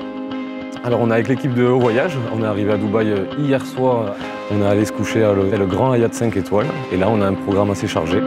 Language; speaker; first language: French; native; French